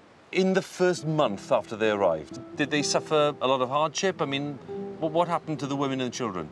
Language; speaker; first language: English; non-native, local second language; Welsh